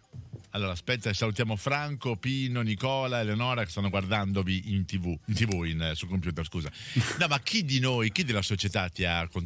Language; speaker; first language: Italian; native; Italian